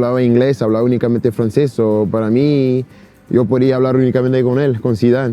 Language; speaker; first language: Spanish; non-native, fluent; French